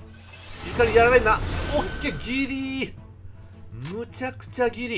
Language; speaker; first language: Japanese; native; Japanese